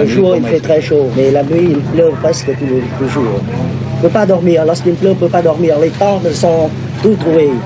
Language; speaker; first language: French; non-native, fluent; Vietnamese